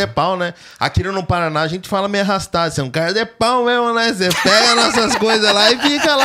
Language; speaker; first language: Portuguese; native; Portuguese